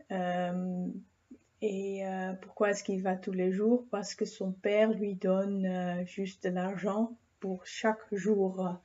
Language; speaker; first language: French; non-native, fluent; Dutch